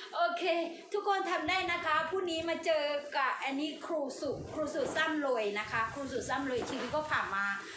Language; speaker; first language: Thai; non-native, learner; Burmese